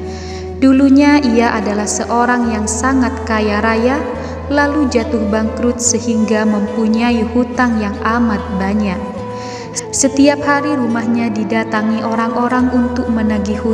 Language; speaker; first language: Indonesian; native; Indonesian